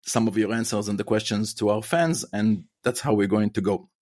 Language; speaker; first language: English; non-native, fluent; Hebrew